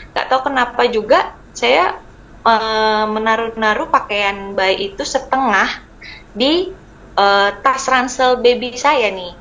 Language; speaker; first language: Indonesian; native; Indonesian